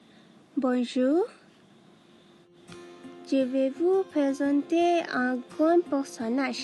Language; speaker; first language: French; non-native, learner; Malay